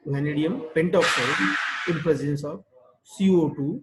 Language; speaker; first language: English; non-native, local second language; Marathi